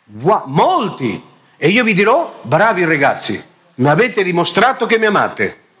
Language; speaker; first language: Italian; non-native, fluent; Spanish